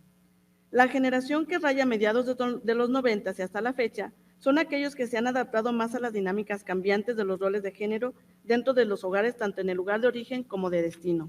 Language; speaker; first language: Spanish; native; Spanish